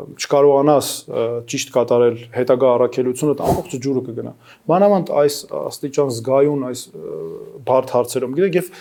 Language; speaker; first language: Armenian; native; Armenian